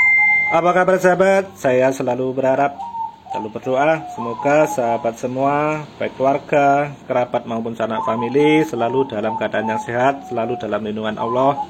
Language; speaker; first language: Indonesian; non-native, local second language; Javanese